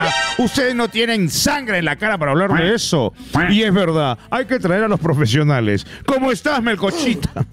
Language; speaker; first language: Spanish; native; Spanish